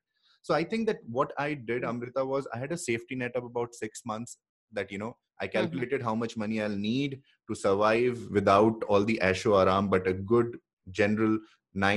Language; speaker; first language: English; non-native, local second language; Hindi